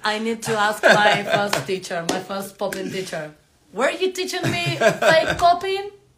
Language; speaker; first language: English; non-native, fluent; Spanish